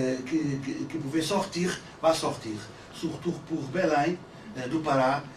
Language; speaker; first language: French; non-native, learner; Portuguese